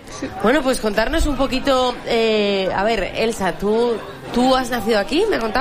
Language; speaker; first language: Spanish; native; Spanish